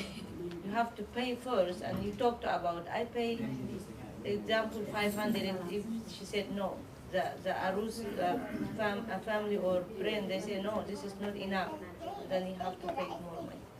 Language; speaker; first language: English; non-native, learner; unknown